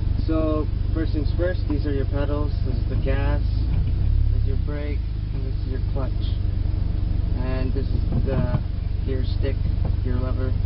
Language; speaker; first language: English; native; English